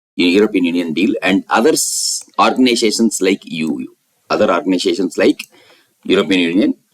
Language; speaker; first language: English; non-native, local second language; Tamil